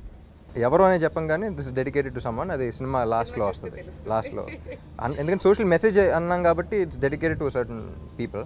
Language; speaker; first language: Telugu; native; Telugu